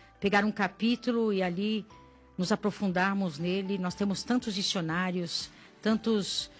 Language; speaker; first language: Portuguese; native; Portuguese